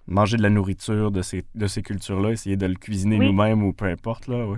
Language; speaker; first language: French; native; French